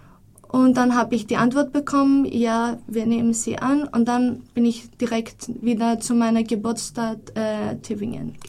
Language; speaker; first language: German; non-native, fluent; Greek